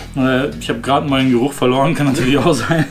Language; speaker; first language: German; native; German